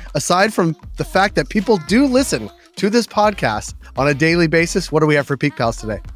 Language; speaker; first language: English; native; English